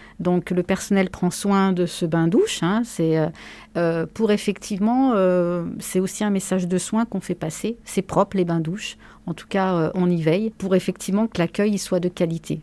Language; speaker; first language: French; native; French